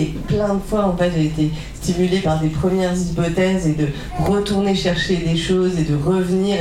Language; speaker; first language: French; native; French